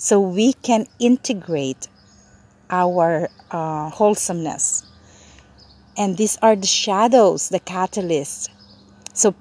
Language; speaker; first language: English; non-native, local second language; Filipino